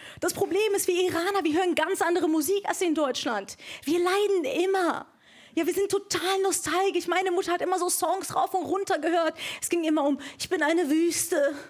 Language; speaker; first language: German; early bilingual, other home language; Persian